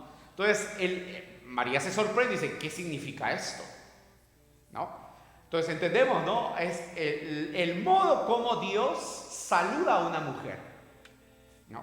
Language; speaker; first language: Spanish; native; Spanish